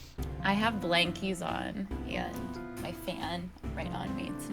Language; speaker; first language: English; native; English